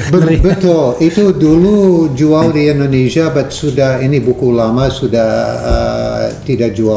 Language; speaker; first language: Indonesian; non-native, learner; English